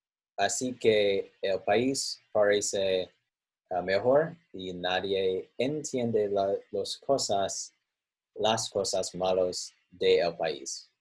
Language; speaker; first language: Spanish; non-native, learner; English